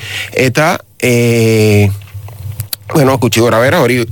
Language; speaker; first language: Basque; non-native, learner; Spanish